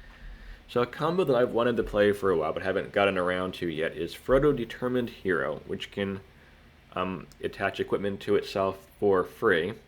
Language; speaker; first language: English; native; English